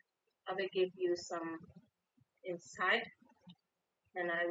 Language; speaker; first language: English; non-native, fluent; Indonesian